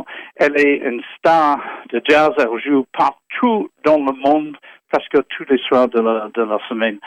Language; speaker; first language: French; non-native, fluent; English